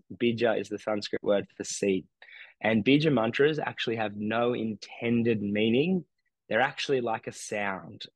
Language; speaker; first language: English; native; English